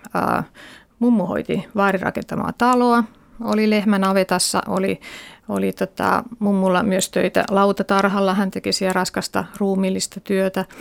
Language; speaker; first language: Finnish; native; Finnish